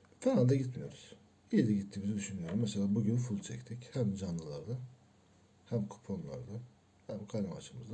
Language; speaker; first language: Turkish; native; Turkish